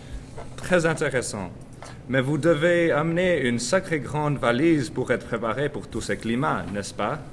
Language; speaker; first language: French; non-native, learner; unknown